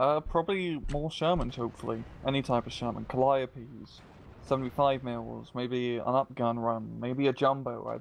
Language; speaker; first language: English; native; English